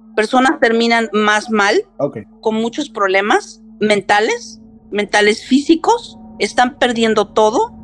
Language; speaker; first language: Spanish; early bilingual, heritage; Spanish